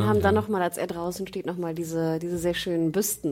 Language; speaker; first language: German; native; German